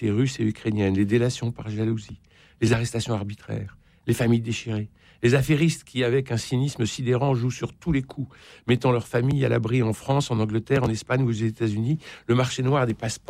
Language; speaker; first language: French; native; French